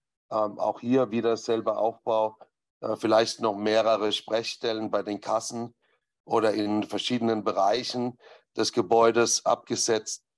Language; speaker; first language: German; native; German